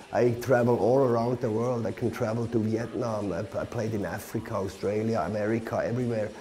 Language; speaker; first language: English; non-native, fluent; Swiss German